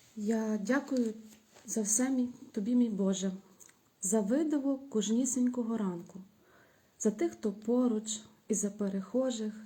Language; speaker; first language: Ukrainian; native; Ukrainian